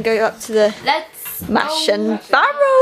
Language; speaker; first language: English; native; English